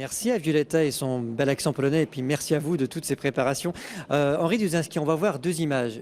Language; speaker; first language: French; native; French